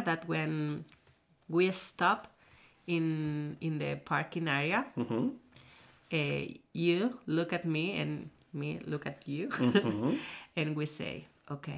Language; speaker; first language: English; non-native, learner; Spanish